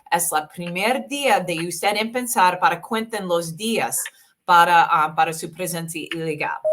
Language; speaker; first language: Spanish; non-native, learner; English